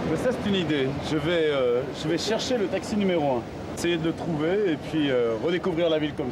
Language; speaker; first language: French; native; French